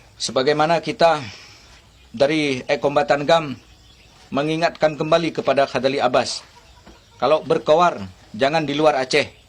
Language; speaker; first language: Malay; non-native, local second language; Achinese